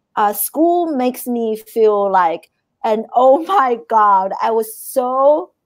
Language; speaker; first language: English; non-native, fluent; Chinese